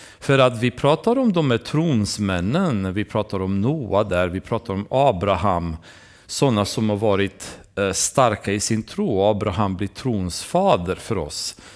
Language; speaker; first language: Swedish; non-native, fluent; Romanian